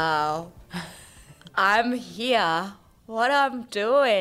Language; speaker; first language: English; non-native, fluent; Japanese